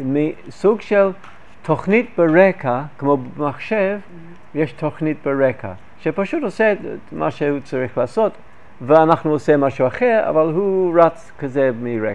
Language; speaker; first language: Hebrew; non-native, fluent; English